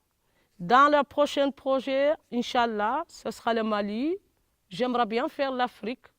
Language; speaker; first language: French; non-native, local second language; Arabic